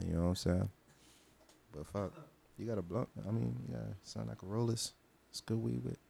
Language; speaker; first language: English; early bilingual, other home language; Haitian Creole